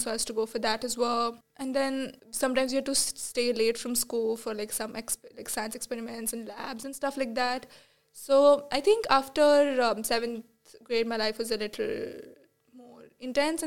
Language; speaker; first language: English; non-native, local second language; Marathi